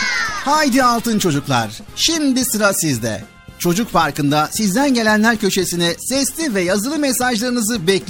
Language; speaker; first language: Turkish; native; Turkish